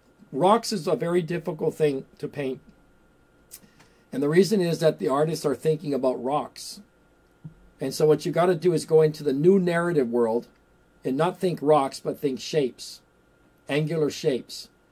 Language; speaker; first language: English; native; English